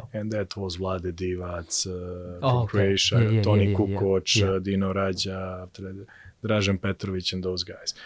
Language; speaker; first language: English; non-native, fluent; Serbian